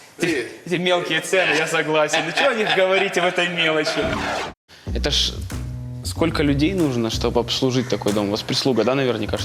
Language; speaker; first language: Russian; native; Russian